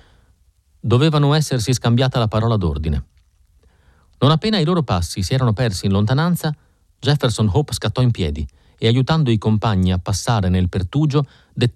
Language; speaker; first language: Italian; native; Italian